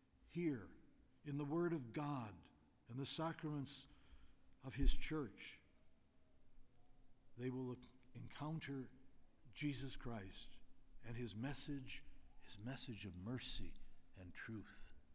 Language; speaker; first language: English; native; English